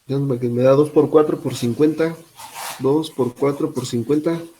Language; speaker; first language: Spanish; native; Spanish